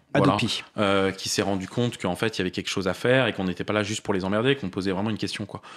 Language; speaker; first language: French; native; French